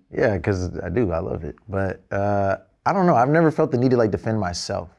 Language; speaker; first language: English; native; English